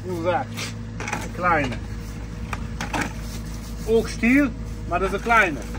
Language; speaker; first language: Dutch; native; Dutch